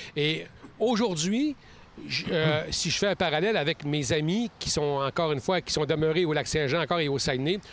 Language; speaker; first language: French; native; French